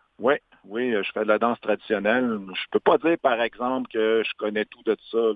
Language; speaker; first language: French; non-native, local second language; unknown